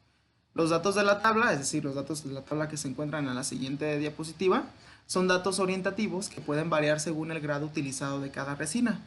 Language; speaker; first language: Spanish; native; Spanish